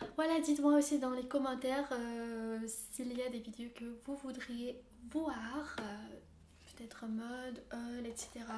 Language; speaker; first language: French; non-native, fluent; Armenian